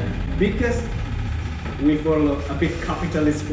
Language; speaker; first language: English; non-native, fluent; Indonesian